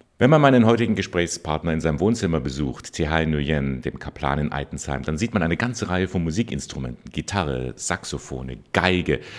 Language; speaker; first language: German; native; German